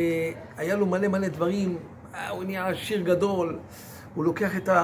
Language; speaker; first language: Hebrew; native; Hebrew